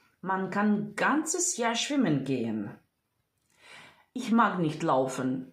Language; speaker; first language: German; non-native, fluent; Ukrainian